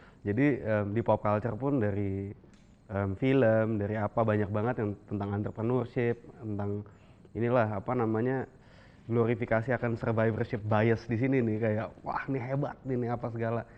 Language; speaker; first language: Indonesian; native; Indonesian